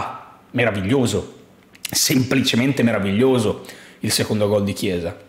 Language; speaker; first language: Italian; native; Italian